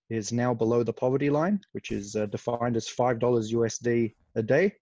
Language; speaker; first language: English; non-native, fluent; Arabic